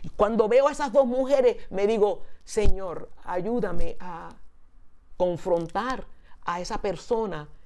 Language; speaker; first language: Spanish; early bilingual, heritage; Spanish